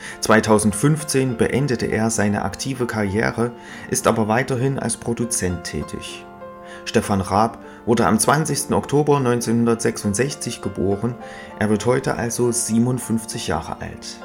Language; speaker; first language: German; native; German